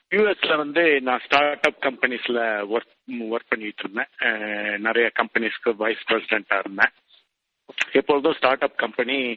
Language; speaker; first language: Tamil; native; Tamil